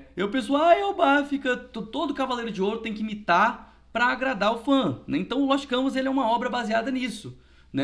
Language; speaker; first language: Portuguese; native; Portuguese